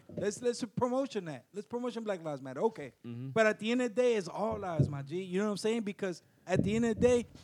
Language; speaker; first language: English; early bilingual, other home language; Spanish